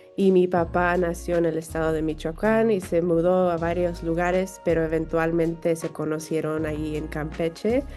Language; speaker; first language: Spanish; early bilingual, heritage; Spanish